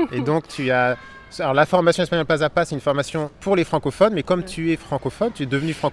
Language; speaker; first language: French; native; French